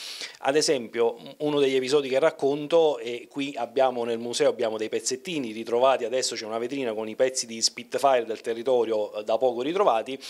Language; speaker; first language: Italian; native; Italian